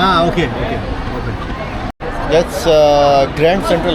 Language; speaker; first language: English; non-native, local second language; Urdu